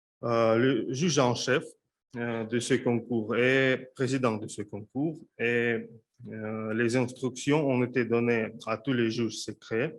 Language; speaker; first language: French; non-native, fluent; Russian